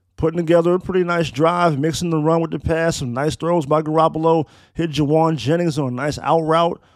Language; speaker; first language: English; native; English